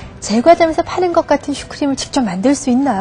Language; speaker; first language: Korean; native; Korean